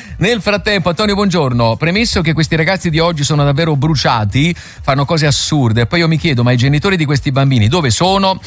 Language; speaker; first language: Italian; native; Italian